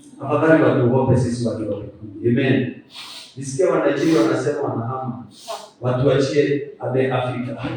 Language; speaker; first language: Swahili; non-native, local second language; Kikuyu